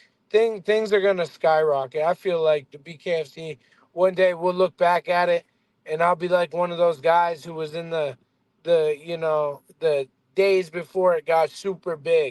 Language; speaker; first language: English; native; English